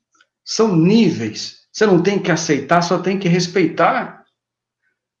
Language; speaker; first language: Portuguese; native; Portuguese